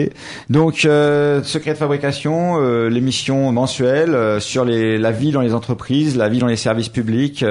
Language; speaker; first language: French; native; French